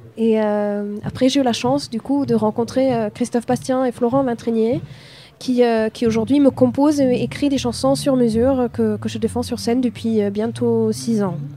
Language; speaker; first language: French; non-native, fluent; Swedish